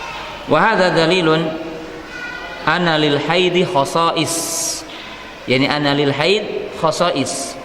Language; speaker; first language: Arabic; non-native, fluent; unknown